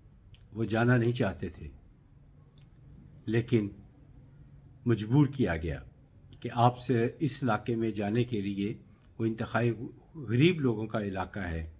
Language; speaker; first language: Urdu; native; Urdu